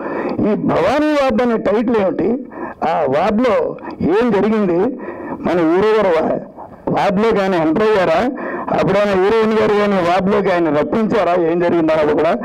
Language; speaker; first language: Telugu; native; Telugu